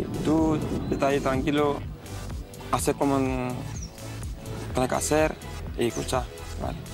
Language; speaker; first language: Spanish; non-native, fluent; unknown